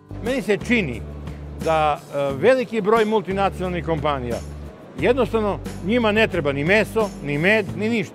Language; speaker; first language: Serbian; native; Serbian